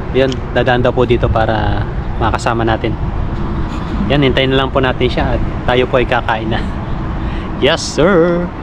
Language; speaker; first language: Filipino; native; Filipino